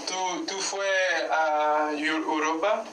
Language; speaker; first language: Spanish; non-native, learner; English